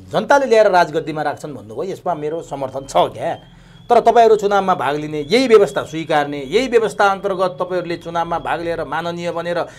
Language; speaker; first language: Nepali; native; Nepali